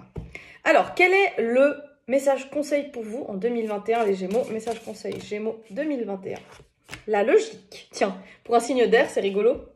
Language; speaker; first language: French; native; French